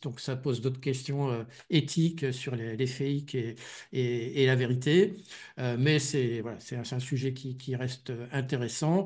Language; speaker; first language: French; native; French